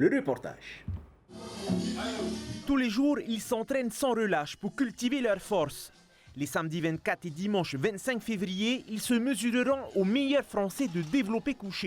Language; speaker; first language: French; native; French